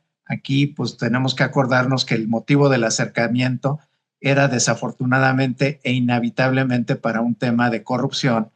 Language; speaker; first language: Spanish; native; Spanish